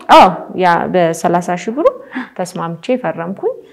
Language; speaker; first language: Amharic; native; Amharic